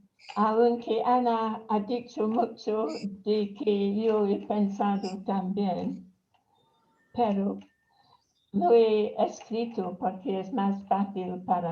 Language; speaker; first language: Spanish; non-native, fluent; English